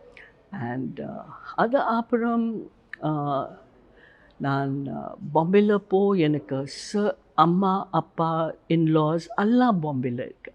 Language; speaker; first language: Tamil; non-native, learner; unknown